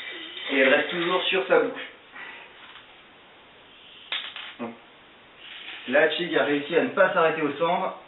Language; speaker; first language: French; native; French